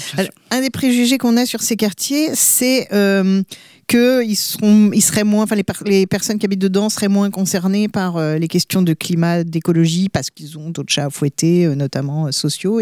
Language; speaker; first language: French; native; French